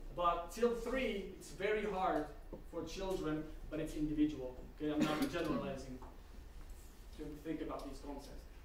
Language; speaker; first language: English; non-native, fluent; Slovak